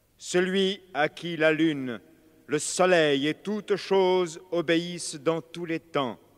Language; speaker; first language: French; native; French